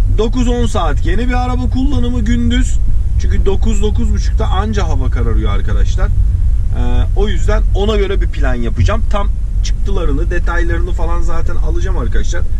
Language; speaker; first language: Turkish; early bilingual, heritage; Turkish